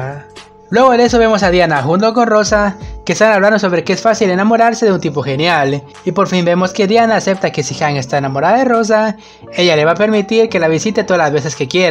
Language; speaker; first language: Spanish; native; Spanish